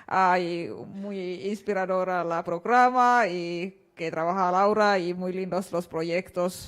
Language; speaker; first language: Spanish; non-native, fluent; Finnish